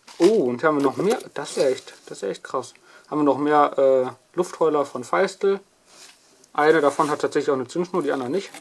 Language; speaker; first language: German; native; German